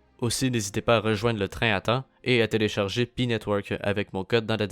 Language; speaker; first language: French; native; French